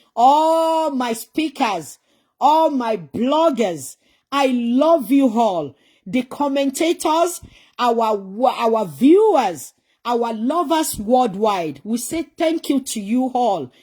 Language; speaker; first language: English; non-native, local second language; Yoruba